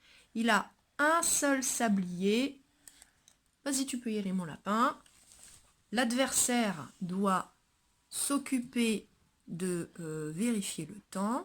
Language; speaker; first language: French; native; French